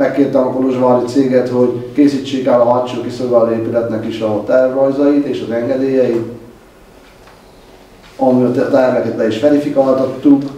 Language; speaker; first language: Hungarian; native; Hungarian